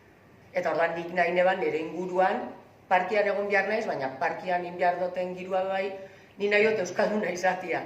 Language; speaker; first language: Basque; non-native, local second language; Spanish